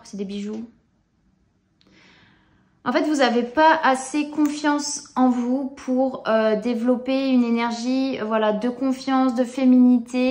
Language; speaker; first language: French; native; French